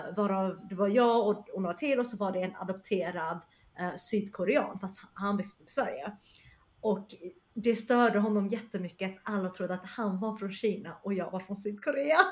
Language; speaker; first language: Swedish; early bilingual, other home language; Chinese